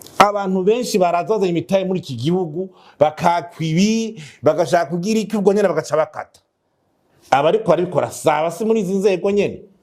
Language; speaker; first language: Rundi; native; Rundi